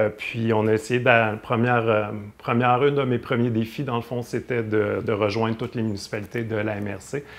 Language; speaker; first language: French; native; French